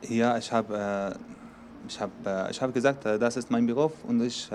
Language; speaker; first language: German; non-native, learner; Arabic